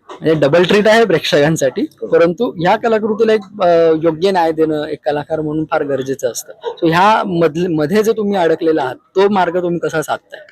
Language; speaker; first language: Marathi; native; Marathi